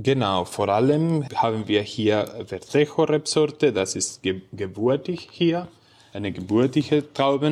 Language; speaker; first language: German; non-native, learner; Spanish